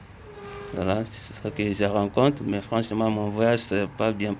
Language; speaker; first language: French; non-native, learner; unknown